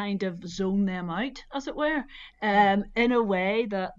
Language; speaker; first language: English; native; English